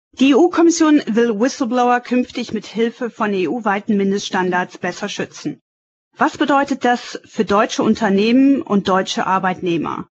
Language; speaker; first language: German; native; German